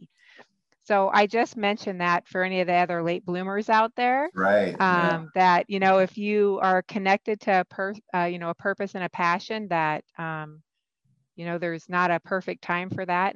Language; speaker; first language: English; native; English